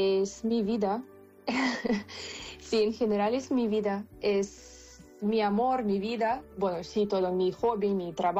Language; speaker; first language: Spanish; non-native, fluent; Ukrainian